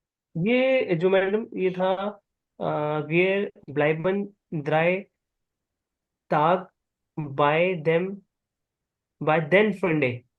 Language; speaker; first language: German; non-native, learner; Urdu